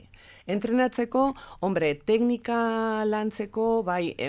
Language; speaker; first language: Basque; non-native, local second language; Spanish